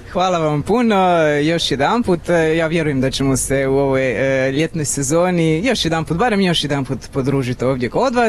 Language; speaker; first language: Croatian; native; Croatian